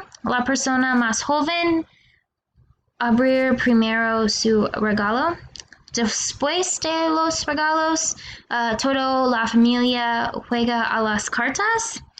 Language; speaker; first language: Spanish; non-native, learner; English